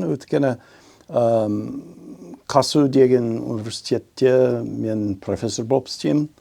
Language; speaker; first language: Kazakh; non-native, learner; English